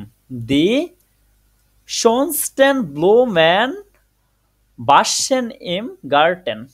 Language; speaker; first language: German; non-native, fluent; Bangla